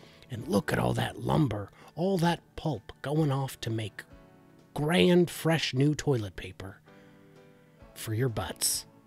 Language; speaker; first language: English; native; English